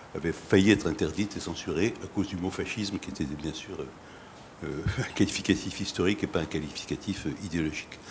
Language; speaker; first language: French; native; French